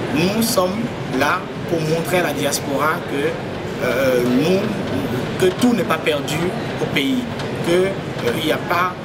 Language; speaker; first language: French; non-native, local second language; Fon